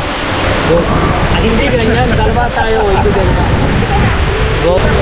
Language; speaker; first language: Filipino; non-native, learner; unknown